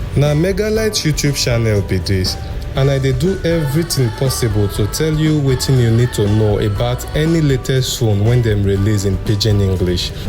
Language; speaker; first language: Nigerian Pidgin; native; Nigerian Pidgin